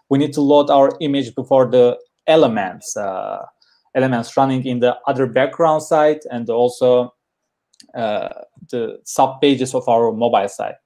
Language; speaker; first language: English; non-native, learner; Turkish